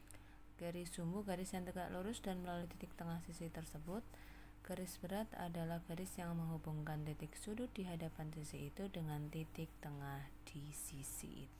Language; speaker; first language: Indonesian; native; Indonesian